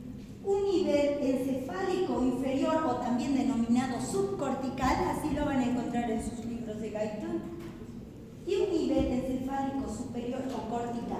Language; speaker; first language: Spanish; native; Spanish